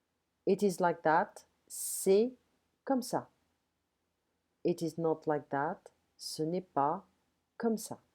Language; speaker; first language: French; non-native, fluent; English